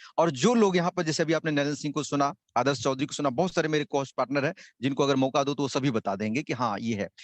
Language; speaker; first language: Hindi; native; Hindi